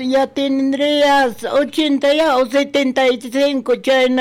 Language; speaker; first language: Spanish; non-native, local second language; Quechua